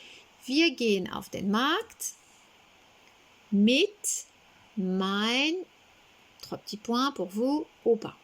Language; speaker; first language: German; non-native, fluent; French